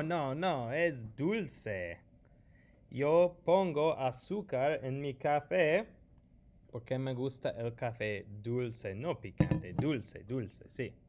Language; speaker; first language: Spanish; non-native, fluent; English